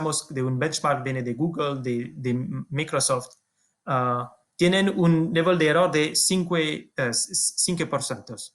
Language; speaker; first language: Spanish; non-native, fluent; French